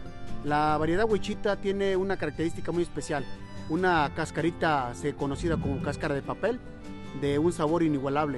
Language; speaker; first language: Spanish; native; Spanish